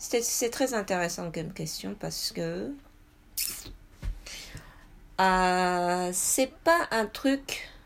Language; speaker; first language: French; non-native, fluent; Japanese